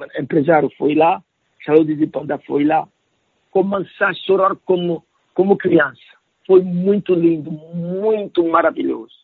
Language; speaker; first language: Portuguese; non-native, learner; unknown